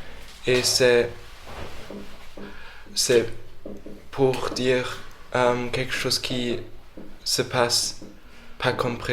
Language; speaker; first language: French; non-native, fluent; English